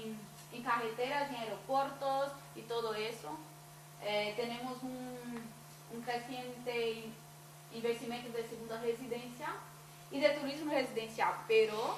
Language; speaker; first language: Spanish; non-native, fluent; Portuguese